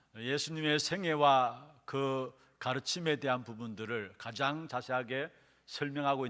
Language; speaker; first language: Korean; native; Korean